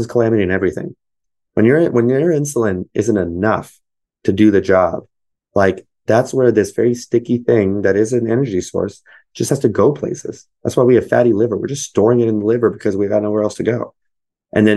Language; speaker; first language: English; native; English